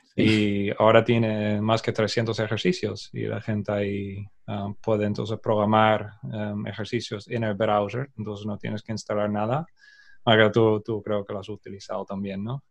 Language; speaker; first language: Spanish; non-native, fluent; Dutch